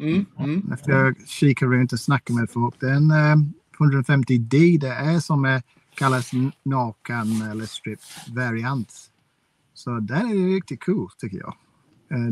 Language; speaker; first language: Swedish; non-native, fluent; English